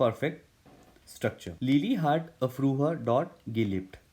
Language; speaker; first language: German; non-native, fluent; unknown